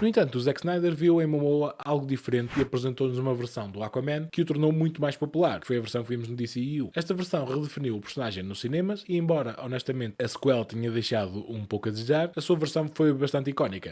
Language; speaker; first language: Portuguese; native; Portuguese